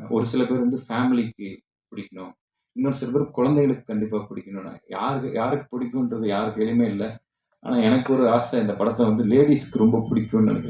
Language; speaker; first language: Tamil; native; Tamil